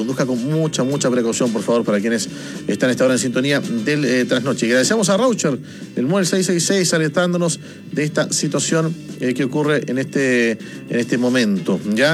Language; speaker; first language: Spanish; native; Spanish